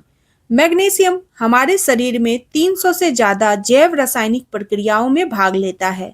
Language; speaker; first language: Hindi; native; Hindi